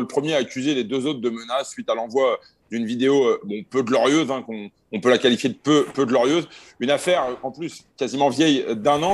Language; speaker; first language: French; native; French